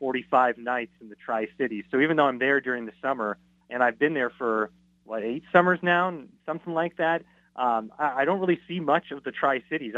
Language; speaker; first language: English; native; English